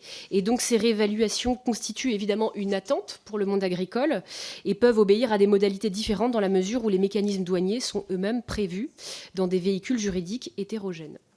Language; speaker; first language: French; native; French